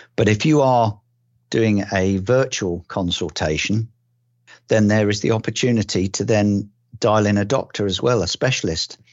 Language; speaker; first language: English; native; English